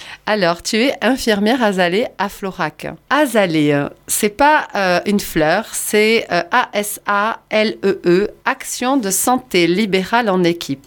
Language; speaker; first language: French; native; French